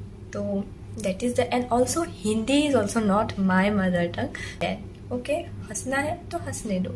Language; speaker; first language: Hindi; non-native, local second language; Assamese